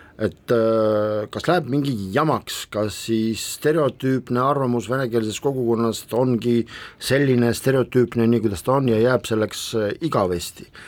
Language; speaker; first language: Estonian; non-native, local second language; Russian